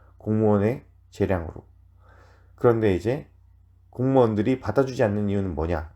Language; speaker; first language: Korean; native; Korean